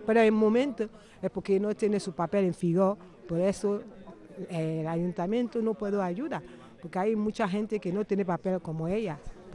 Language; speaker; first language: Spanish; non-native, learner; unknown